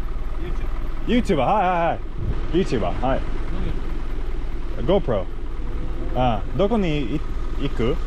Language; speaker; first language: Japanese; non-native, learner; English